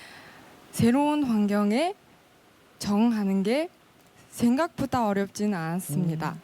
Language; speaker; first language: Korean; non-native, fluent; Mongolian